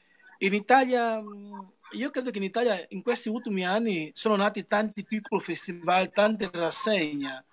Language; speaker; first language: Italian; non-native, learner; Portuguese